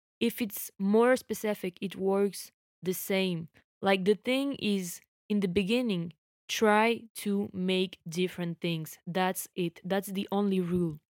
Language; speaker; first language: English; non-native, fluent; French